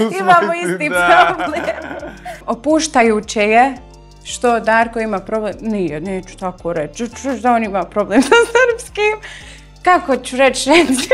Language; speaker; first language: Serbian; early bilingual, heritage; Bosnian